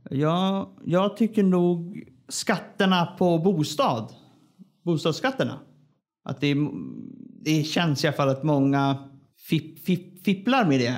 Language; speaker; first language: Swedish; native; Swedish